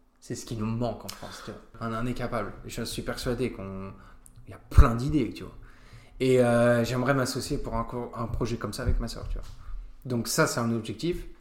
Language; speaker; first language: French; native; French